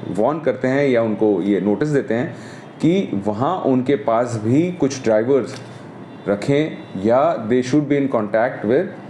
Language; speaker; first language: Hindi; non-native, local second language; Marathi